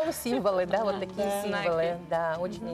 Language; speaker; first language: Russian; native; Russian